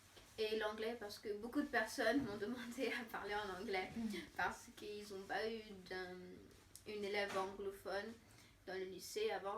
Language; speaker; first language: French; non-native, fluent; English